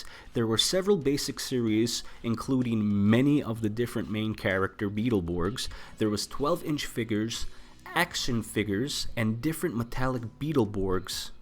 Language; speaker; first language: English; native; English